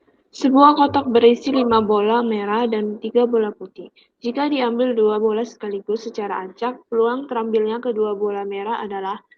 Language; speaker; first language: Indonesian; native; Indonesian